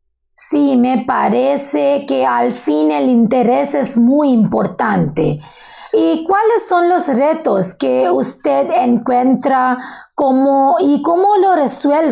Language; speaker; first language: Spanish; non-native, learner; Bangla